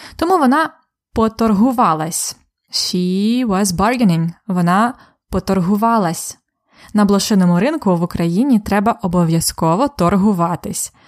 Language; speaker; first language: Ukrainian; native; Ukrainian